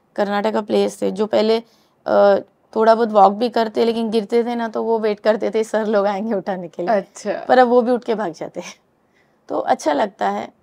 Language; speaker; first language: Hindi; native; Hindi